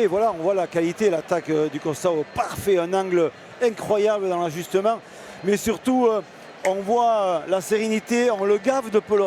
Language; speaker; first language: French; native; French